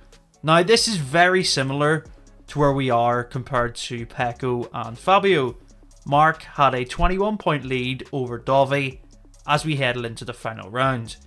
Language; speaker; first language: English; native; English